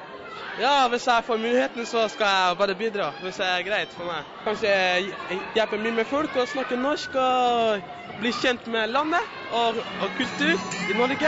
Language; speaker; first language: Norwegian; non-native, learner; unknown